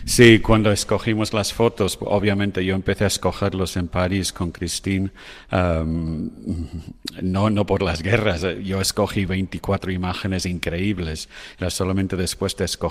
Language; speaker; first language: Spanish; non-native, fluent; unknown